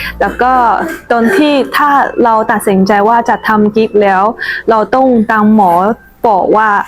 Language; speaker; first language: Thai; non-native, fluent; Chinese